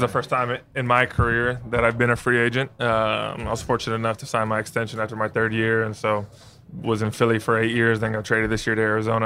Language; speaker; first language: English; native; English